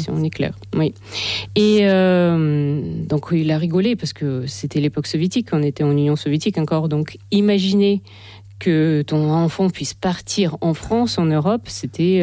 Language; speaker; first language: French; non-native, fluent; Russian